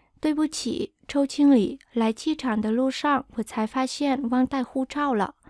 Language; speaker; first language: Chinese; non-native, fluent; Vietnamese